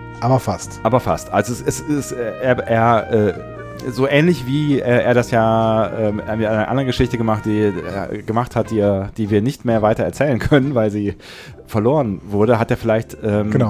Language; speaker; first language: German; native; German